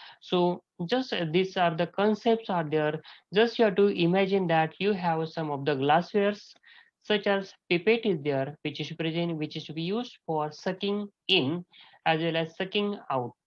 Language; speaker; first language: English; non-native, local second language; Marathi